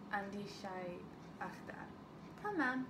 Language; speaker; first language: Arabic; non-native, learner; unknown